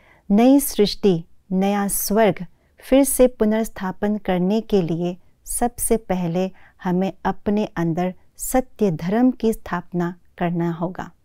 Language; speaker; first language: Hindi; native; Hindi